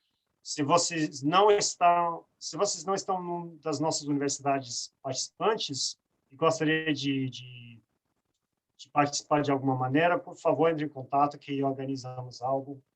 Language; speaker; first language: Portuguese; non-native, fluent; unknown